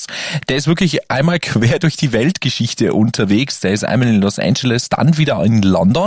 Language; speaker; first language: German; native; German